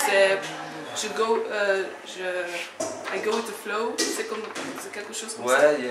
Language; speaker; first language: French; non-native, learner; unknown